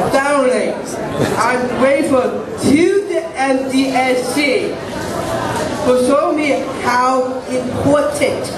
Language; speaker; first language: English; native; English